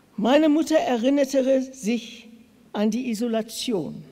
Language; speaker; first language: German; non-native, learner; English